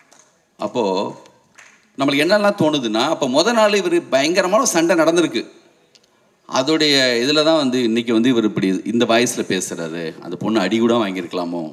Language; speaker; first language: Tamil; native; Tamil